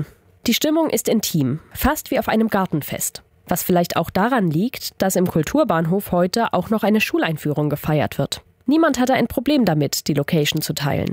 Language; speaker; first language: German; native; German